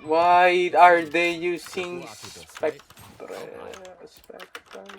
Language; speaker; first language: English; non-native, local second language; Filipino